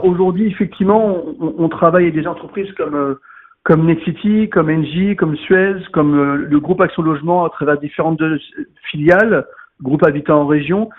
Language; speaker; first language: French; native; French